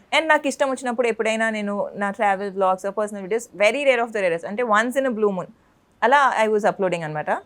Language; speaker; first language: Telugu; non-native, local second language; Urdu